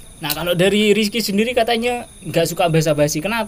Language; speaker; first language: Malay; non-native, local second language; Javanese